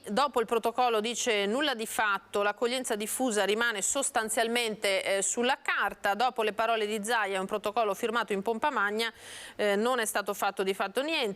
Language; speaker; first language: Italian; native; Italian